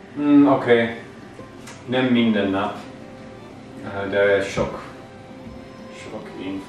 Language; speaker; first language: Hungarian; non-native, learner; Dutch